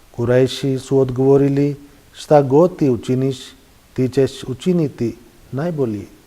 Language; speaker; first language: Bosnian; non-native, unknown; Urdu